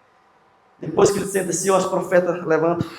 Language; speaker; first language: Portuguese; native; Portuguese